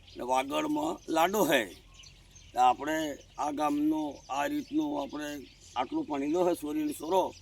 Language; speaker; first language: Gujarati; non-native, local second language; Bhili